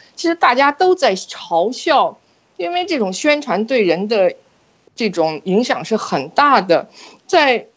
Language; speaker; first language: Chinese; native; Chinese